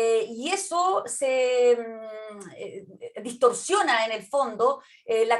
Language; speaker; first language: Spanish; native; Spanish